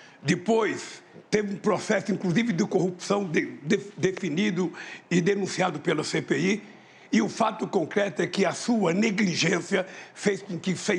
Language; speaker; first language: Portuguese; native; Portuguese